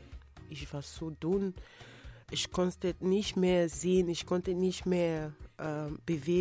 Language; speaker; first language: German; non-native, learner; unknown